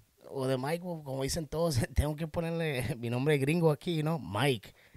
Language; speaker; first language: Spanish; early bilingual, heritage; Spanish